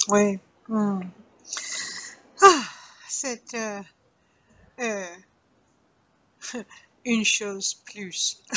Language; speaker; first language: French; non-native, learner; English